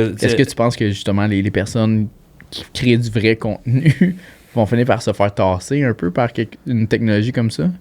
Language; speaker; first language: French; native; French